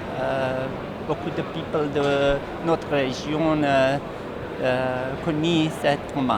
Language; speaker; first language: French; non-native, learner; Bosnian